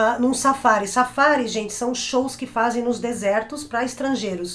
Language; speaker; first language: Portuguese; native; Portuguese